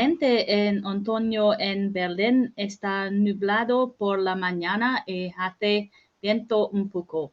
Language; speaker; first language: Spanish; non-native, learner; English